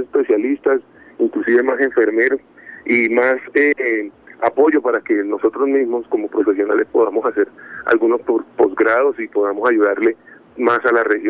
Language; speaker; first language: Spanish; native; Spanish